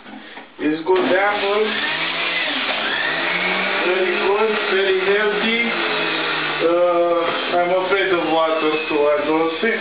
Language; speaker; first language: English; non-native, learner; Romanian